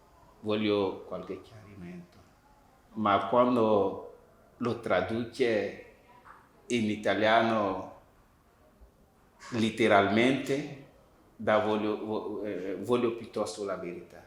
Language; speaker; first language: Italian; non-native, fluent; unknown